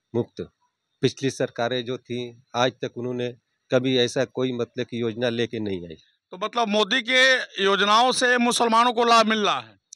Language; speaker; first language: Hindi; native; Hindi